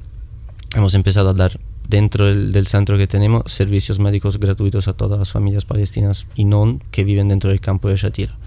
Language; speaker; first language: Spanish; non-native, fluent; Italian